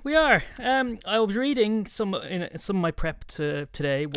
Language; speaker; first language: English; native; English